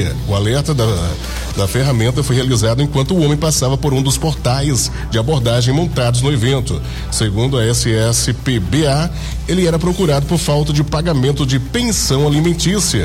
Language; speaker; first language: Portuguese; native; Portuguese